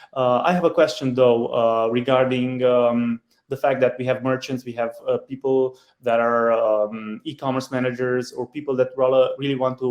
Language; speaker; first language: English; non-native, fluent; Romanian